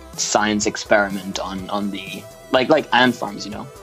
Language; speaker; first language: English; non-native, fluent; French